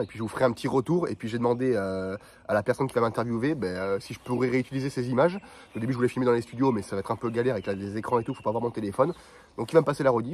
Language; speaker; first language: French; native; French